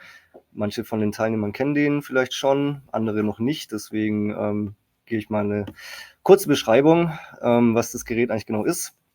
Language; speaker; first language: German; native; German